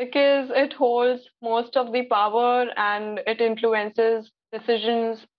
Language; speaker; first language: English; non-native, local second language; Hindi